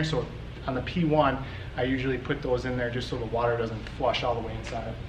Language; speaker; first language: English; native; English